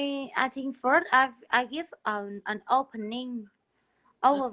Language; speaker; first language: English; non-native, learner; Vietnamese